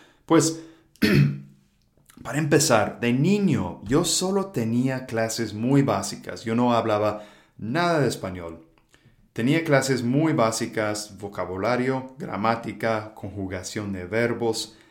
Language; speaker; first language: Spanish; non-native, fluent; English